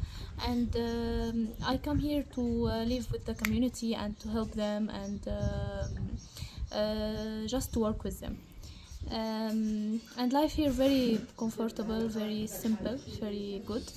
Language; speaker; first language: English; non-native, learner; Arabic